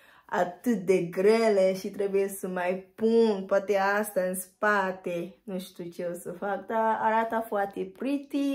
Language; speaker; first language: Romanian; non-native, fluent; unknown